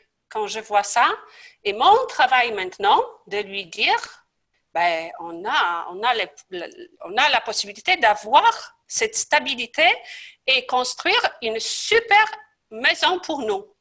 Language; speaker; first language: French; non-native, fluent; Polish